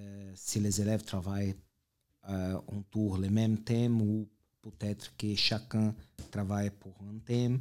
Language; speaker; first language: French; non-native, fluent; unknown